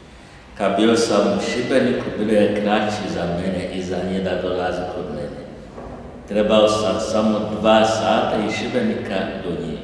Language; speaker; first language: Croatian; non-native, learner; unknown